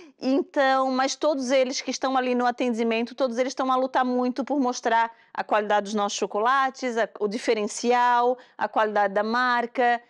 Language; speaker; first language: Portuguese; native; Portuguese